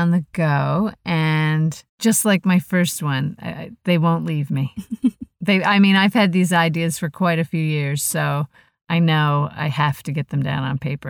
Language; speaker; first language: English; native; English